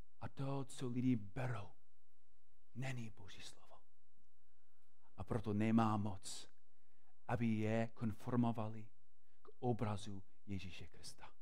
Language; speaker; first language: Czech; non-native, fluent; English